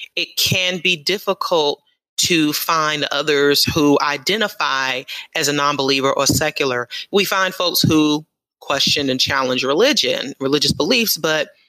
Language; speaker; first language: English; native; English